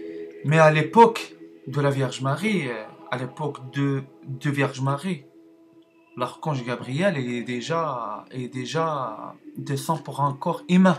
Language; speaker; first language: French; non-native, learner; Arabic